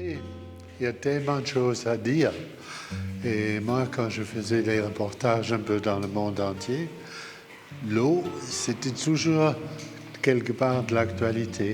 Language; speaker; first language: French; non-native, fluent; German